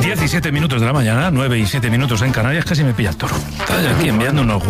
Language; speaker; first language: Spanish; native; Spanish